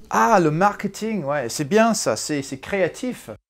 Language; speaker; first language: French; non-native, fluent; English